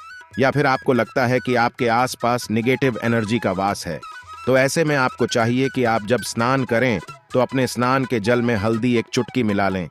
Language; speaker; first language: Hindi; native; Hindi